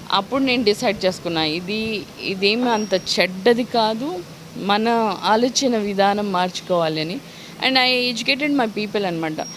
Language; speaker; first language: Telugu; non-native, local second language; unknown